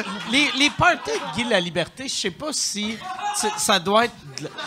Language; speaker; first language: French; native; French